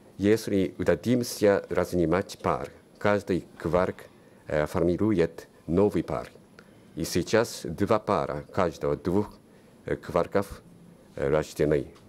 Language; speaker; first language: Russian; non-native, learner; Japanese